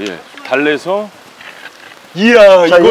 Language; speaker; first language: Korean; native; Korean